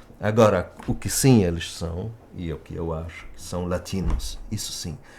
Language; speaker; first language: Portuguese; early bilingual, heritage; Italian